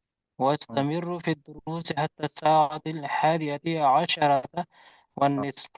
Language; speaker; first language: Arabic; non-native, learner; Urdu